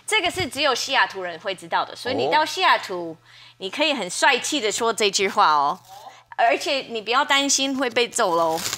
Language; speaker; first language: Chinese; non-native, fluent; English